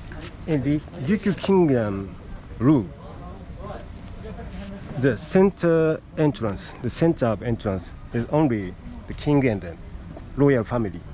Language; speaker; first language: English; non-native, learner; Japanese